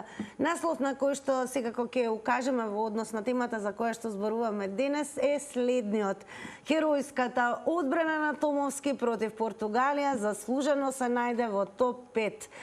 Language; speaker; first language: Macedonian; native; Macedonian